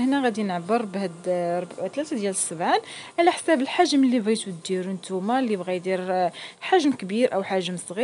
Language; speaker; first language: Arabic; native; Arabic